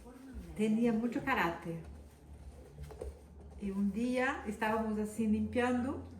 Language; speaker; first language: Spanish; non-native, fluent; Portuguese